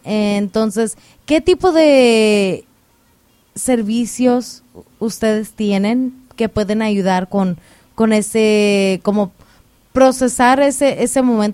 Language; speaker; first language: Spanish; early bilingual, heritage; Spanish